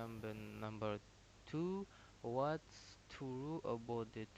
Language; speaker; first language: English; non-native, learner; Indonesian